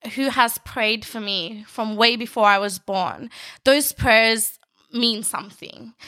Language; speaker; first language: English; early bilingual, other home language; Bangla